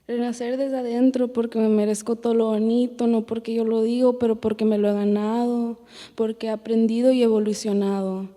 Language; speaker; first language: Spanish; early bilingual, other home language; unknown